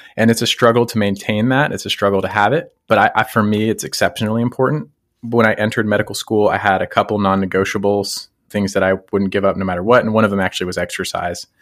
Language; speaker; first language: English; native; English